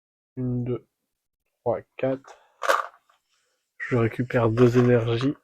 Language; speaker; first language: French; native; French